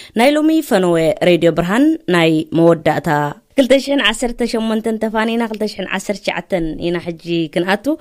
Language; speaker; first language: Tigrinya; native; Tigrinya